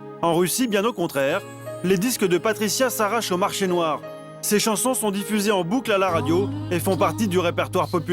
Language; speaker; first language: French; native; French